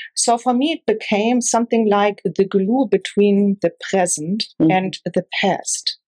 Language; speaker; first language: English; non-native, fluent; German